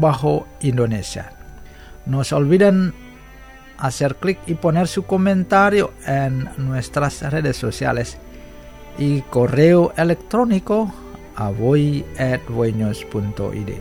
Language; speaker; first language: Spanish; non-native, fluent; Indonesian